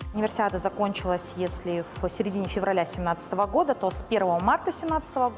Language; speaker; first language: Russian; native; Russian